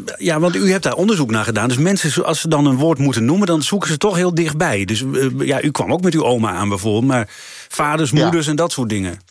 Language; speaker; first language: Dutch; native; Dutch